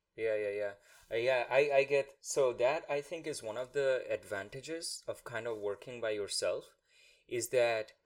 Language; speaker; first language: English; non-native, local second language; Bangla